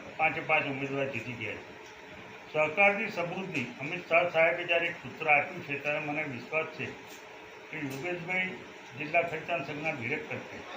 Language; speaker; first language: Gujarati; native; Gujarati